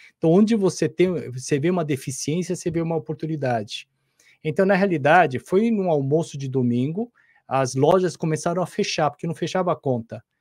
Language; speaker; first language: Portuguese; non-native, fluent; Korean